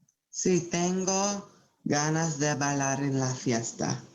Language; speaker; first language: Spanish; non-native, learner; English